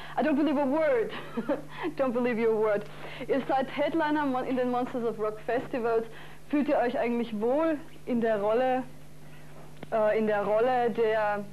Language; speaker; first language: German; native; German